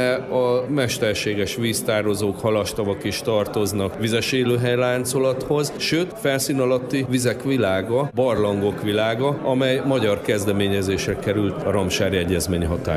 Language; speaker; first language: Hungarian; native; Hungarian